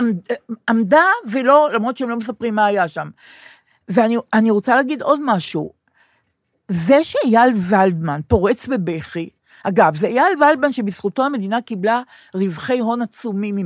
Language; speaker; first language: Hebrew; native; Hebrew